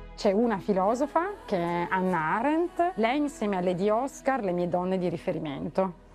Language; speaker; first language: Italian; native; Italian